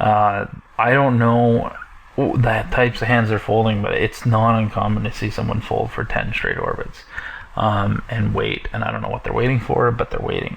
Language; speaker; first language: English; native; English